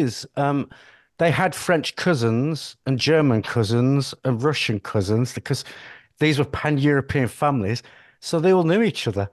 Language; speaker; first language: English; native; English